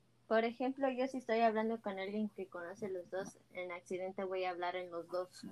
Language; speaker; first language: Spanish; early bilingual, heritage; Spanish